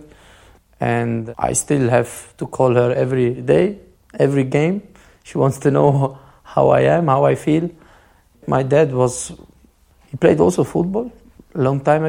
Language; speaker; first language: English; non-native, fluent; Albanian